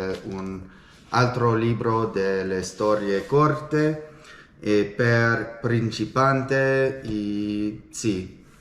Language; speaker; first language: Italian; non-native, learner; English